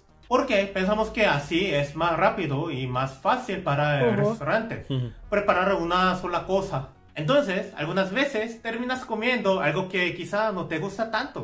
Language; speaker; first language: Spanish; non-native, fluent; Korean